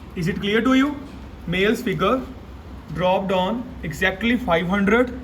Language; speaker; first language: English; non-native, local second language; Punjabi